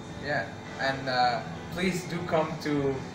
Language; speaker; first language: English; non-native, fluent; French